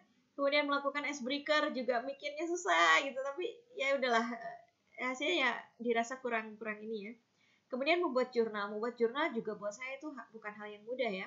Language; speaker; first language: Indonesian; native; Indonesian